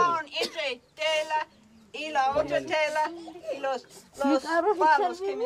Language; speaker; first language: Spanish; non-native, learner; English